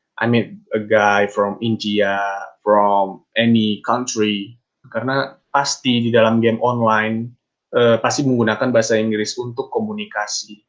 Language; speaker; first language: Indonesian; native; Indonesian